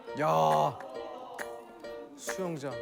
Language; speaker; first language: Korean; native; Korean